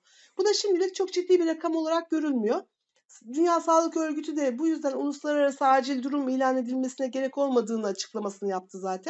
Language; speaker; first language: Turkish; native; Turkish